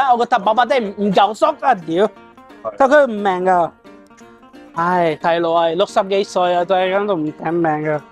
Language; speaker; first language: Cantonese; non-native, learner; Italian